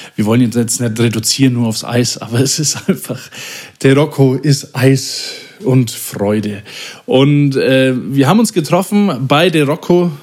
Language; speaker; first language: German; native; German